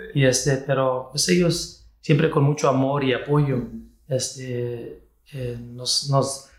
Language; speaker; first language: Spanish; early bilingual, heritage; Spanish